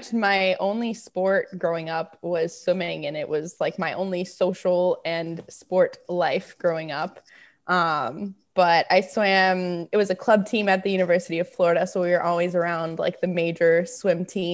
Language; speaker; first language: English; native; English